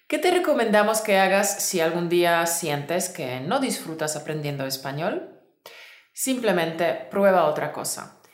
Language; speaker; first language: Spanish; native; Spanish